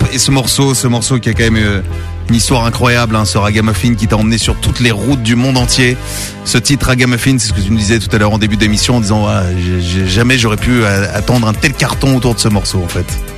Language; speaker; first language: French; native; French